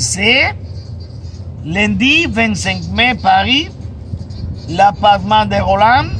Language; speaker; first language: French; non-native, fluent; Spanish